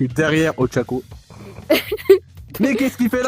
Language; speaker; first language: French; native; French